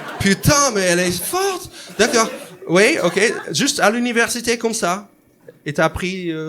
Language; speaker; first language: French; non-native, fluent; English